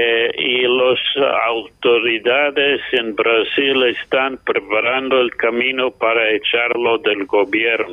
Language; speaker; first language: Spanish; non-native, fluent; English